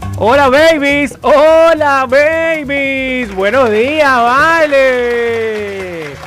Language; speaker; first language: Spanish; native; Spanish